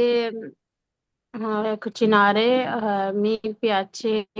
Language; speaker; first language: Italian; non-native, learner; Urdu